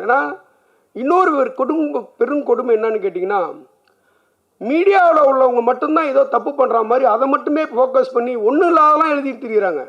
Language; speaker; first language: Tamil; native; Tamil